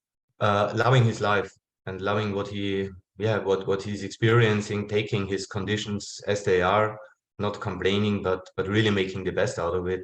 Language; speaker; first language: English; non-native, fluent; German